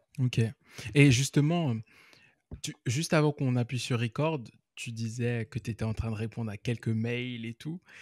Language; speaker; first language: French; native; French